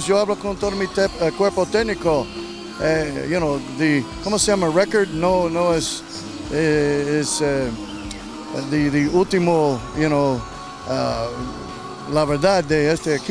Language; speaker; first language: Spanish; non-native, learner; English